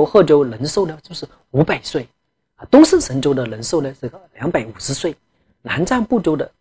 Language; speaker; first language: Chinese; non-native, local second language; Tibetan